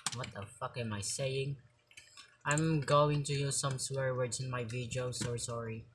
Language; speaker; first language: English; non-native, local second language; Filipino